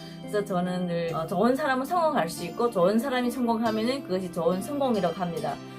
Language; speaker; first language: Korean; native; Korean